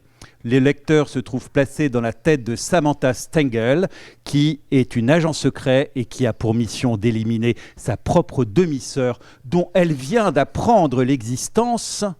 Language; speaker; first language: French; native; French